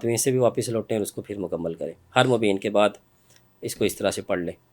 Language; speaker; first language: Urdu; native; Urdu